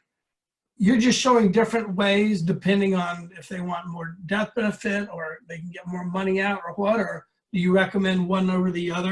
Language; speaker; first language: English; native; English